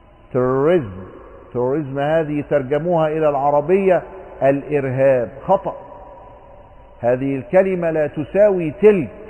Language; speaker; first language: Arabic; native; Arabic